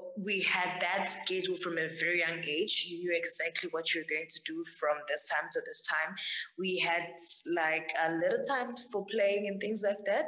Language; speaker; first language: English; non-native, local second language; Zulu